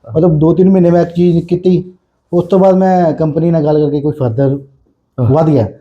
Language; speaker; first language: Punjabi; native; Punjabi